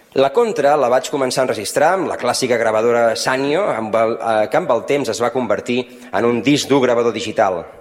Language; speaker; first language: Catalan; native; Catalan